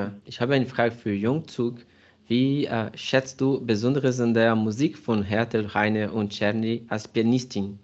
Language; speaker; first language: German; non-native, fluent; Portuguese